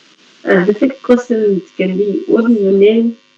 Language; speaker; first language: English; non-native, learner; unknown